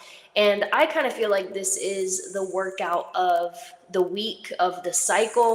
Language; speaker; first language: English; native; English